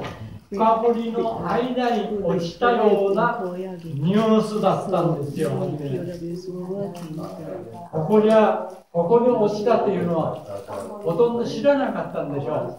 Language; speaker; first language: Japanese; native; Japanese